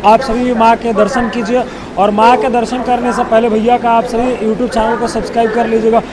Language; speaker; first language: Hindi; native; Hindi